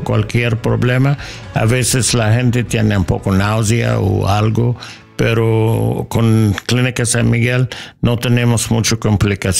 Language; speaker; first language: Spanish; non-native, learner; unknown